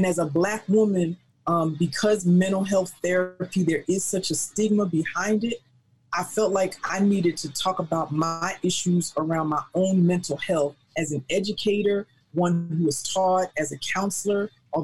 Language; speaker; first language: English; native; English